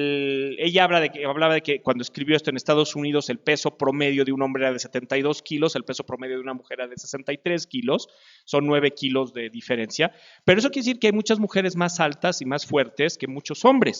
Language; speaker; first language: Spanish; native; Spanish